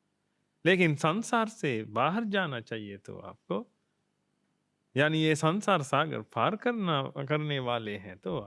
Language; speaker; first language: Hindi; non-native, fluent; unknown